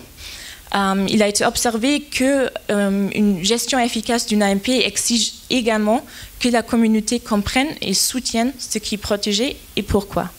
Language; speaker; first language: French; non-native, fluent; German